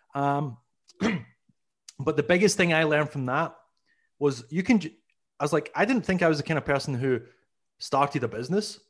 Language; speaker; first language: English; native; English